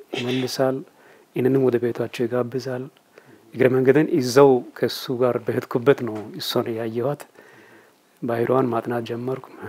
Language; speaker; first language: Amharic; non-native, local second language; Wolaytta